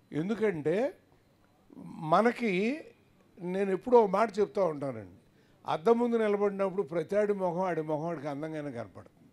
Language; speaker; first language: Telugu; native; Telugu